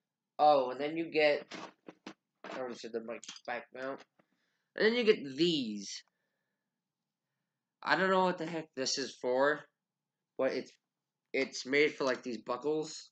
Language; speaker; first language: English; native; English